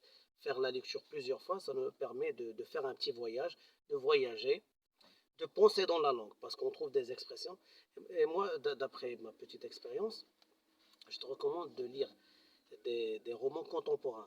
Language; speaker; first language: French; non-native, local second language; Arabic